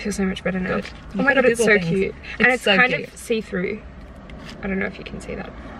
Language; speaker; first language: English; native; English